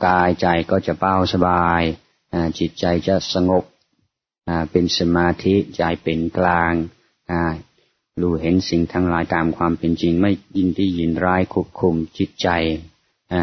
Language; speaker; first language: Thai; non-native, fluent; English